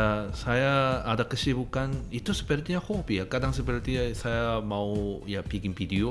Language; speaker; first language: Indonesian; non-native, fluent; Korean